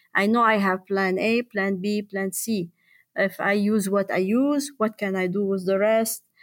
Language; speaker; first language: English; non-native, fluent; Arabic